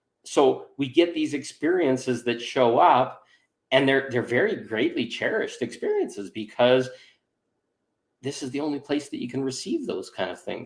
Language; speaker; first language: English; native; English